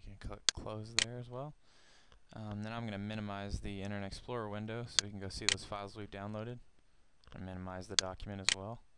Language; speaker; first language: English; native; English